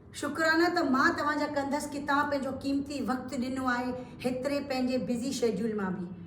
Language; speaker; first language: Sindhi; early bilingual, heritage; Sindhi